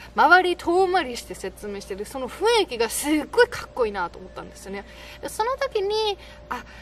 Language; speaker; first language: Japanese; non-native, fluent; German